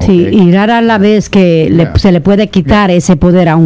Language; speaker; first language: Spanish; native; Spanish